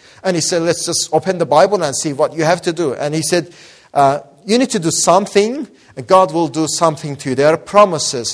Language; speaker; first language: English; non-native, fluent; Persian